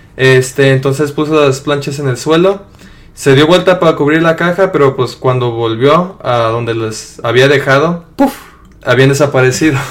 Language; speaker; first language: Spanish; early bilingual, heritage; Spanish